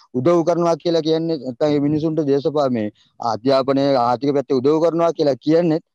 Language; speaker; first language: Sinhala; non-native, local second language; Tamil